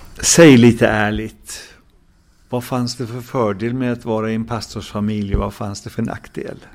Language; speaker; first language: Swedish; native; Swedish